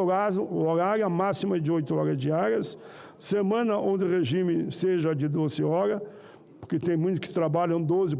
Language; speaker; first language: Portuguese; native; Portuguese